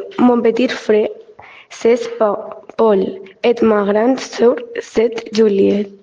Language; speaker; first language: French; non-native, learner; Catalan